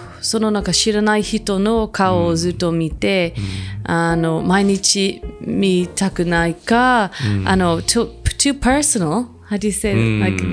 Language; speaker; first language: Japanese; non-native, fluent; English